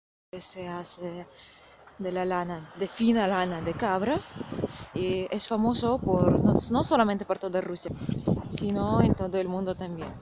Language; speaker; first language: Spanish; non-native, fluent; Russian